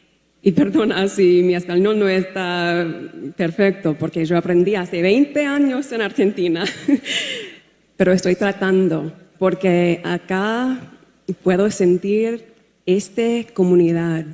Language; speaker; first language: Spanish; non-native, learner; English